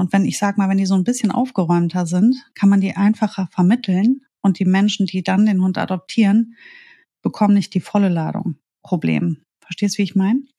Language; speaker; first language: German; native; German